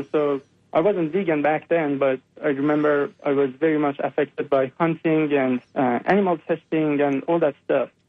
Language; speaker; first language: English; non-native, fluent; Persian